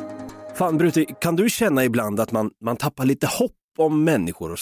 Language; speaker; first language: Swedish; native; Swedish